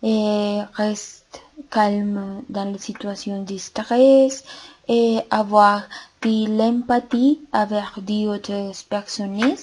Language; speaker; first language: French; non-native, learner; Spanish